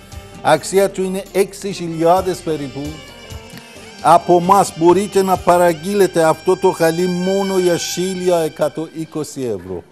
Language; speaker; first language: Greek; non-native, learner; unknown